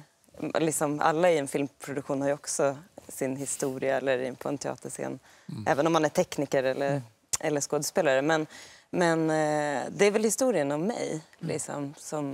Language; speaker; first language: Swedish; native; Swedish